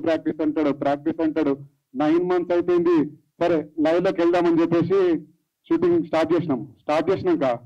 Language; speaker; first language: Telugu; native; Telugu